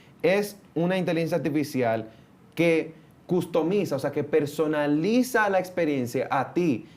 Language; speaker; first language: Spanish; native; Spanish